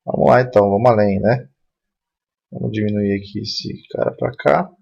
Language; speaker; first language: Portuguese; native; Portuguese